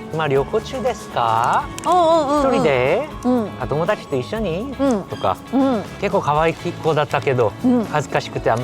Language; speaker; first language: Japanese; non-native, fluent; English